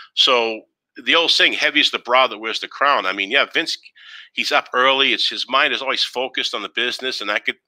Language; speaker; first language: English; native; English